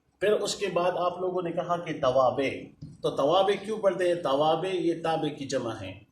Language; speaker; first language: Urdu; non-native, local second language; Pashto